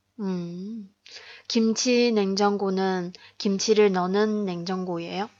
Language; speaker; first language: Korean; non-native, fluent; Chinese